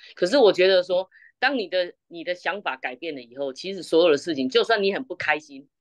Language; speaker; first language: Chinese; native; Chinese